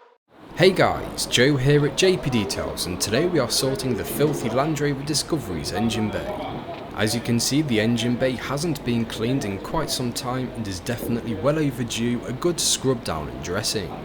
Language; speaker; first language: English; native; English